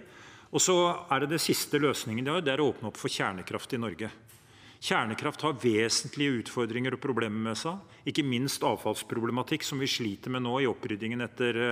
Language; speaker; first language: Norwegian; native; Norwegian